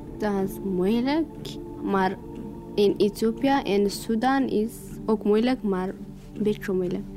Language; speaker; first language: Dutch; non-native, learner; Tigrinya